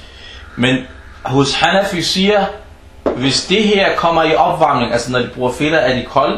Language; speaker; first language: Danish; early bilingual, other home language; Arabic